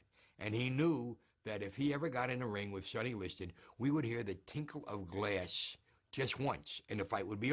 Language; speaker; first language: English; native; English